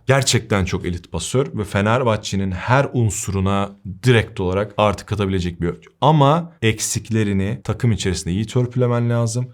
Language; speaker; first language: Turkish; native; Turkish